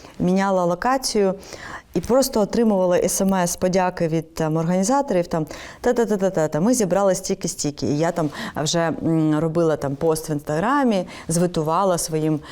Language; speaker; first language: Ukrainian; non-native, local second language; Crimean Tatar